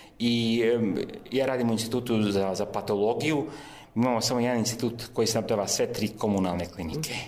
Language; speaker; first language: Croatian; early bilingual, heritage; Serbian